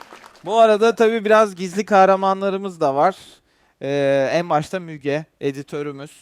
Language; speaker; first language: Turkish; native; Turkish